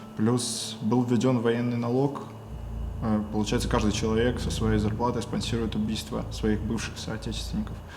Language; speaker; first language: Russian; native; Russian